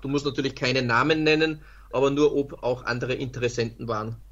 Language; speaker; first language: German; native; German